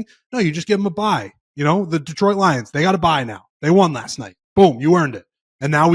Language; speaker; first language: English; native; English